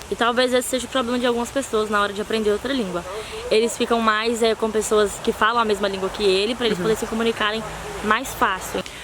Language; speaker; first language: Portuguese; native; Portuguese